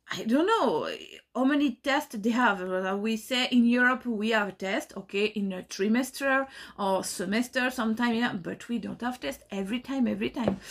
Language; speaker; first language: English; non-native, learner; French